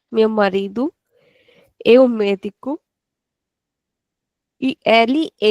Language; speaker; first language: Portuguese; non-native, fluent; Hindi